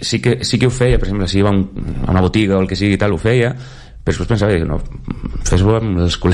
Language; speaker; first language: Catalan; non-native, local second language; Spanish